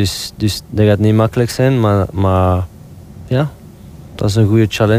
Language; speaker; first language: Dutch; non-native, local second language; French